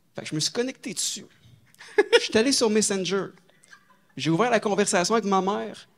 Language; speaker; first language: French; native; French